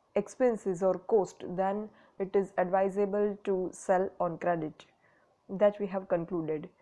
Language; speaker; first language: English; non-native, local second language; Gujarati